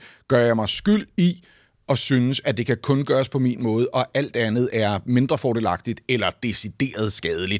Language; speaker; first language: Danish; native; Danish